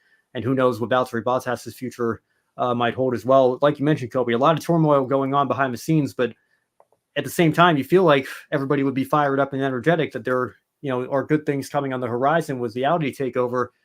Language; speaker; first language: English; native; English